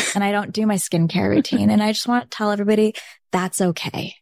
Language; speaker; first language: English; early bilingual, other home language; Bangla